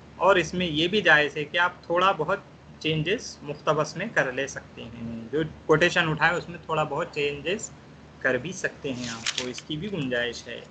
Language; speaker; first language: Urdu; native; Urdu